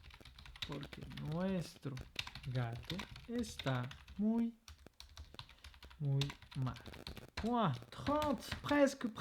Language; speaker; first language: Spanish; non-native, fluent; French